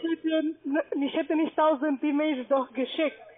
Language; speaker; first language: German; non-native, fluent; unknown